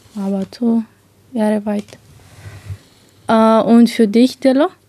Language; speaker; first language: German; non-native, learner; Romanian